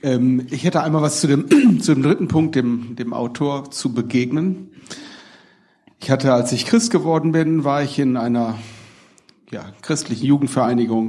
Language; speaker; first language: German; native; German